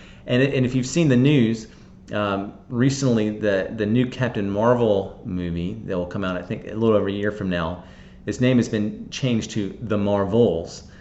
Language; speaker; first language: English; native; English